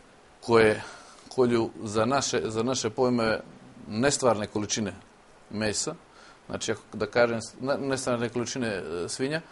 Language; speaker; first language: Serbian; native; Serbian